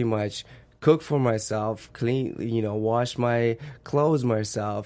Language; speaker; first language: English; non-native, fluent; Russian